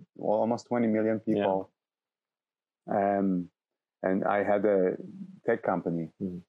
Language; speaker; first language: English; non-native, fluent; Turkish